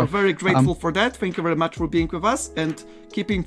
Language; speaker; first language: English; non-native, fluent; Polish